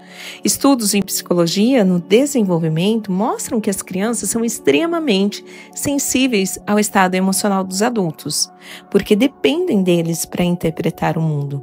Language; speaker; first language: Portuguese; native; Portuguese